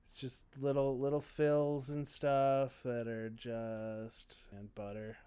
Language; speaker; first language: English; native; English